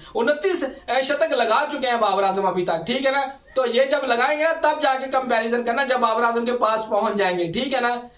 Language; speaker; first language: Urdu; non-native, local second language; Punjabi